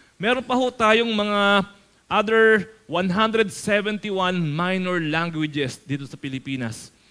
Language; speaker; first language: Filipino; native; Filipino